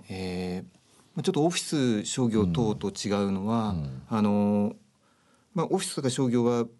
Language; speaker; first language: Japanese; native; Japanese